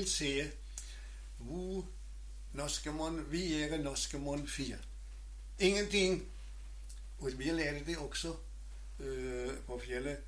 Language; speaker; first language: Norwegian; non-native, learner; German